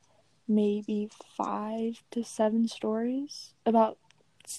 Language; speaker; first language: English; native; English